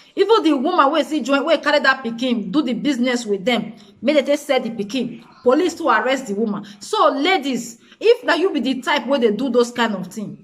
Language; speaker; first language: Nigerian Pidgin; native; Nigerian Pidgin